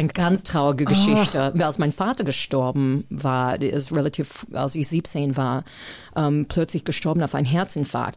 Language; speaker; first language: German; non-native, fluent; English